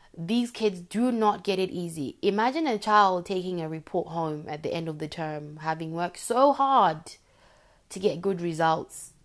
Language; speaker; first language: English; non-native, local second language; Shona